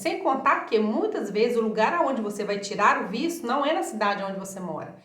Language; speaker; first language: Portuguese; native; Portuguese